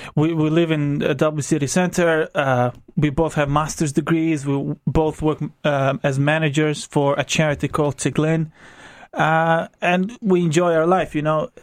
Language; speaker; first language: English; non-native, fluent; Croatian